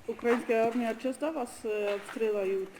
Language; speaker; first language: Russian; non-native, learner; French